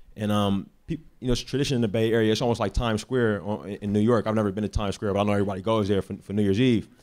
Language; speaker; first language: English; native; English